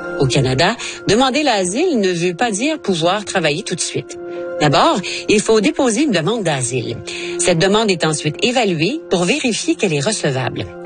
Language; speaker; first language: French; native; French